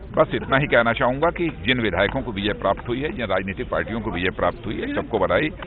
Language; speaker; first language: Hindi; non-native, local second language; Gujarati